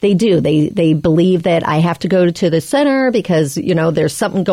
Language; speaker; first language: English; native; English